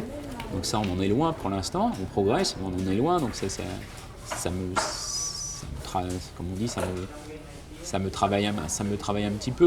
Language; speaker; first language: French; native; French